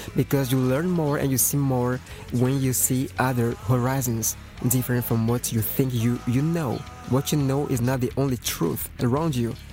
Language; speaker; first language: English; non-native, fluent; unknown